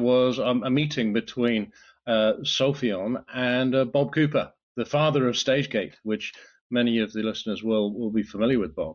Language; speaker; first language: English; native; English